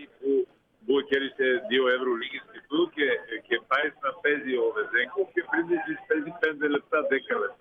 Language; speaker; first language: Greek; non-native, fluent; Bulgarian